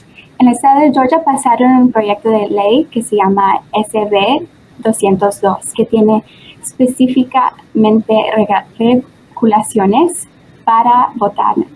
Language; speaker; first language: Spanish; early bilingual, heritage; Spanish